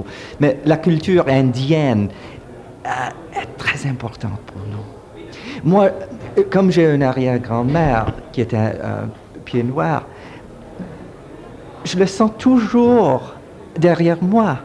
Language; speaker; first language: French; early bilingual, heritage; French